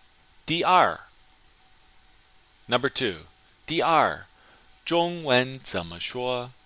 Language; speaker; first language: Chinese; non-native, fluent; English